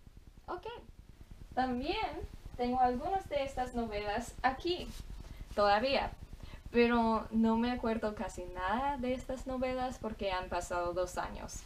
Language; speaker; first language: Spanish; non-native, fluent; English